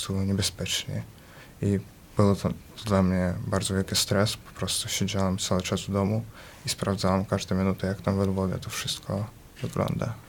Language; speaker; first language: Polish; early bilingual, other home language; Ukrainian